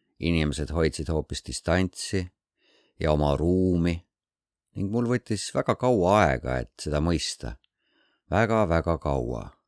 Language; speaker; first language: Estonian; non-native, fluent; Korean